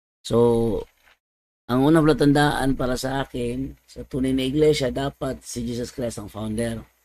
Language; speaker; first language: Filipino; non-native, local second language; Cebuano